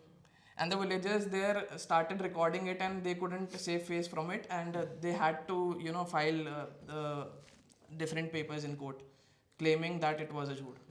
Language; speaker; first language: English; non-native, local second language; Hindi